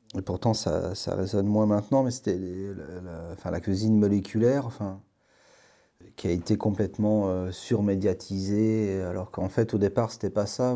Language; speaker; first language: French; native; French